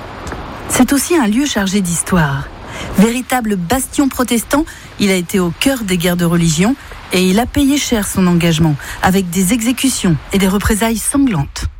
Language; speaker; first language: French; native; French